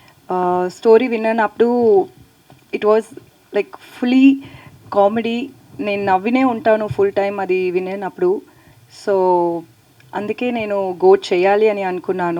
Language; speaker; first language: Telugu; non-native, learner; Tamil